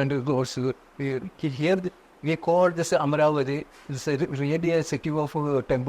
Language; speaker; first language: English; non-native, local second language; Konkani